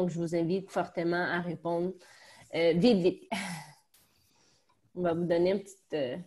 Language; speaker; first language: French; native; French